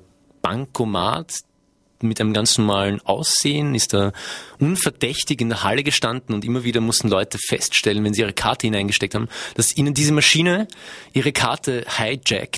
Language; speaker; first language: German; native; German